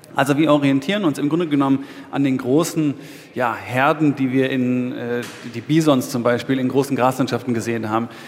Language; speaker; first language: German; native; German